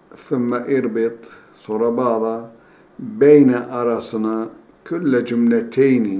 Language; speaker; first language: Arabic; non-native, fluent; Turkish